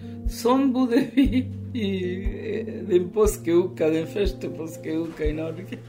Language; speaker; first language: Norwegian; non-native, fluent; Spanish